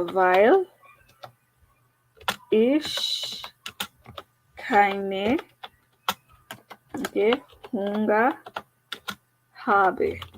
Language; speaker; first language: German; non-native, learner; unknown